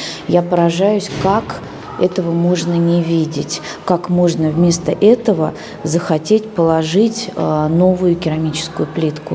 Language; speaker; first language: Russian; native; Russian